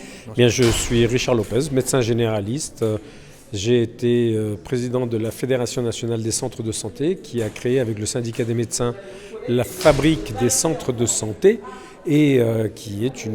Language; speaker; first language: French; native; French